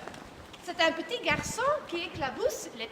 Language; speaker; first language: French; non-native, learner; Dutch